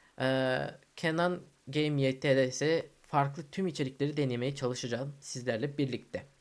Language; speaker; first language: Turkish; early bilingual, heritage; Turkish